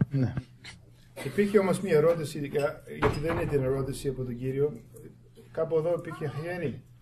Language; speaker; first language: Greek; non-native, fluent; English